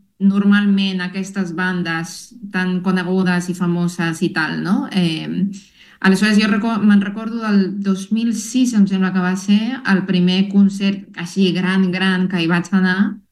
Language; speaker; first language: Catalan; non-native, fluent; Spanish